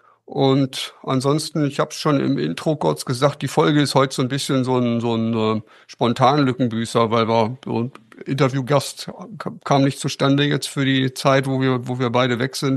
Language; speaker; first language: German; native; German